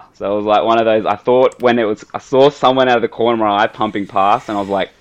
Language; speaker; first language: English; native; English